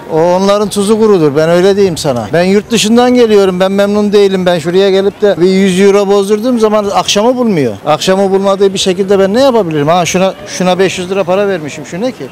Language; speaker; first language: Turkish; native; Turkish